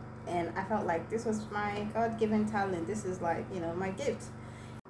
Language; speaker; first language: English; non-native, local second language; Igbo